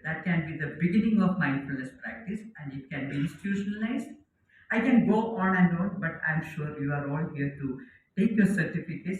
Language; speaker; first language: English; non-native, local second language; Malayalam